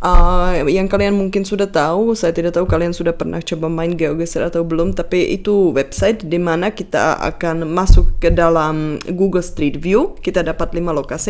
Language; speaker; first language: Indonesian; non-native, fluent; Czech